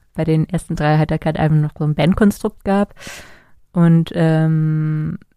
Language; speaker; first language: German; native; German